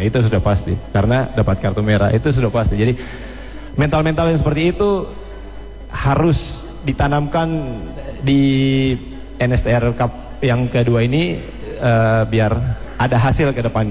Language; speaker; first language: Indonesian; native; Indonesian